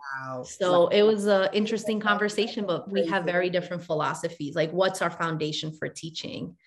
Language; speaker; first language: English; native; English